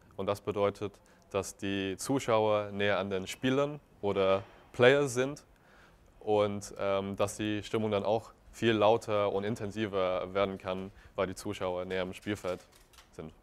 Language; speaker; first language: German; non-native, fluent; English